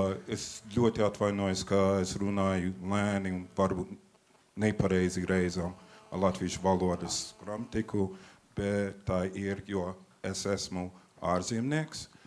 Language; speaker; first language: Latvian; non-native, fluent; English